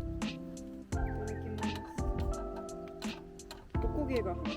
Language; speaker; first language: Japanese; native; Japanese